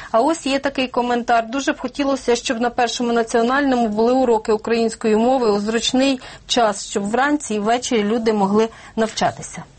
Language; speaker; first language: Ukrainian; native; Ukrainian